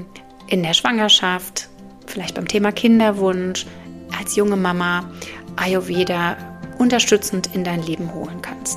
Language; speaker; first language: German; native; German